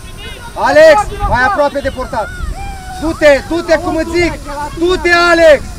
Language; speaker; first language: Romanian; native; Romanian